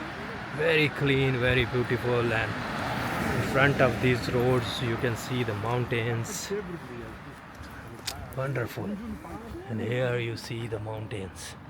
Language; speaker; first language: English; non-native, local second language; Urdu